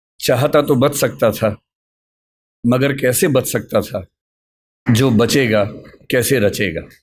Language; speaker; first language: Hindi; native; Hindi